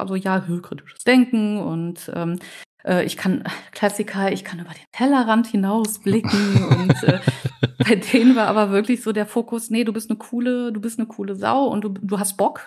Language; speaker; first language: German; native; German